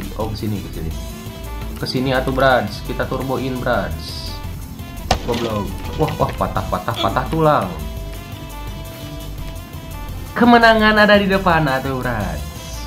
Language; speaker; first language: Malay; non-native, local second language; Sundanese